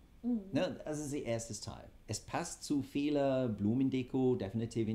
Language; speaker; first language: German; non-native, fluent; English